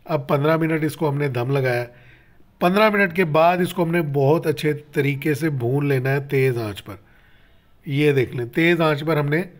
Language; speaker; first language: Urdu; native; Urdu